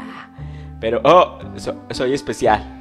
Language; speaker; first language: Spanish; native; Spanish